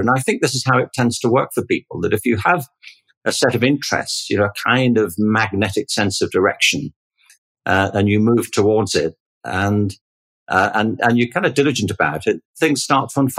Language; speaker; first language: English; native; English